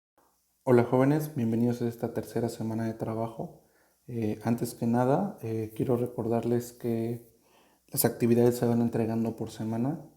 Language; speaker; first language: Spanish; native; Spanish